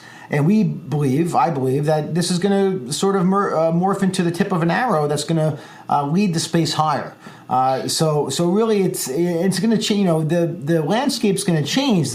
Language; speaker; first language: English; native; English